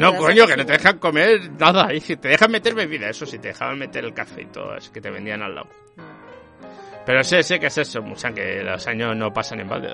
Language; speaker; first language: Spanish; native; Spanish